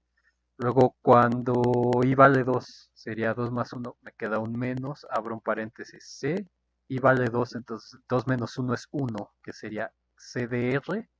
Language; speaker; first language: Spanish; native; Spanish